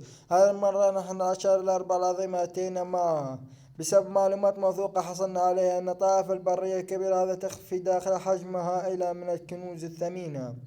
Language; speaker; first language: Arabic; native; Arabic